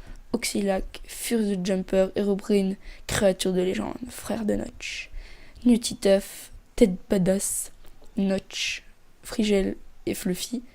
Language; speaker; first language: French; native; French